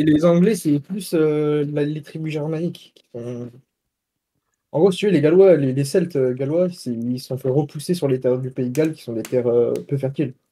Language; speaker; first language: French; native; French